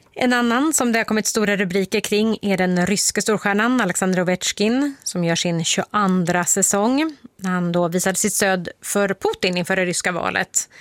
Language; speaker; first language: Swedish; native; Swedish